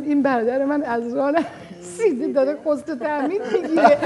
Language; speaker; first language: Persian; non-native, fluent; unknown